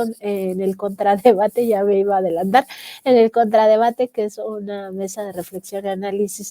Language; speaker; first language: Spanish; native; Spanish